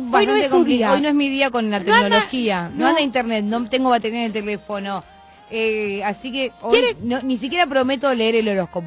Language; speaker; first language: Spanish; native; Spanish